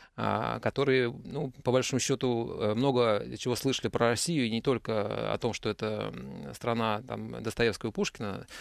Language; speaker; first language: Russian; native; Russian